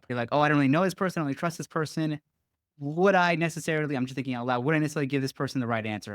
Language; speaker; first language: English; native; English